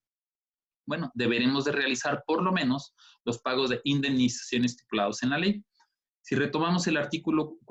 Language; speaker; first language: Spanish; native; Spanish